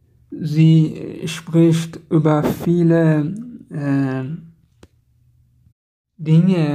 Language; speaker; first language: German; non-native, learner; Persian